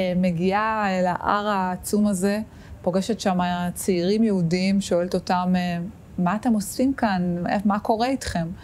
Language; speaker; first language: Hebrew; native; Hebrew